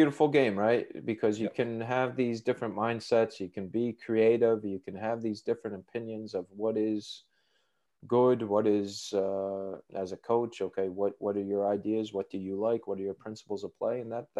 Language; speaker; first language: English; native; English